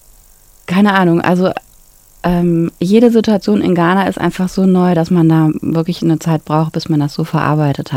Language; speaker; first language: German; native; German